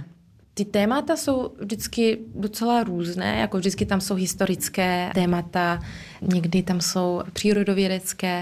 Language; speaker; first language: Czech; early bilingual, heritage; Czech